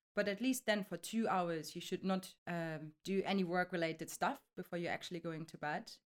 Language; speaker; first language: English; non-native, fluent; German